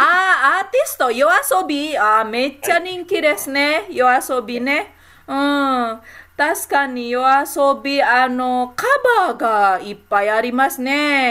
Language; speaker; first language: Japanese; non-native, fluent; Indonesian